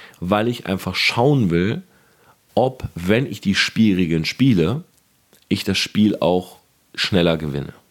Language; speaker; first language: German; native; German